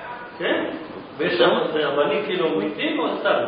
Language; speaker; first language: Hebrew; non-native, learner; English